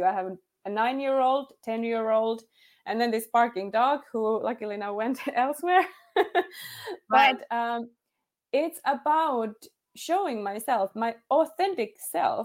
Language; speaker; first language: English; non-native, fluent; Finnish